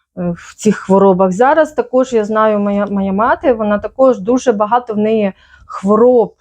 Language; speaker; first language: Ukrainian; native; Ukrainian